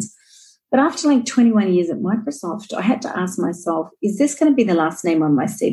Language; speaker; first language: English; native; English